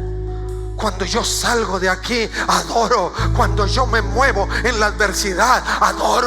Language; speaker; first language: Spanish; native; Spanish